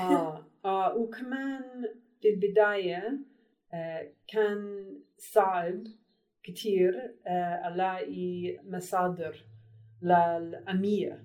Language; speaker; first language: Arabic; non-native, learner; English